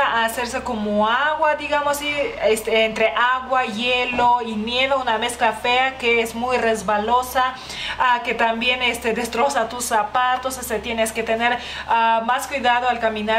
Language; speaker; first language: Spanish; non-native, fluent; Lithuanian